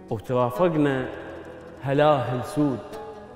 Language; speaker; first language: Arabic; native; Arabic